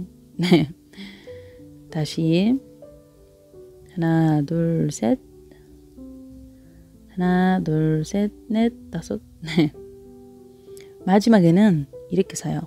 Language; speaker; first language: Korean; non-native, learner; Arabic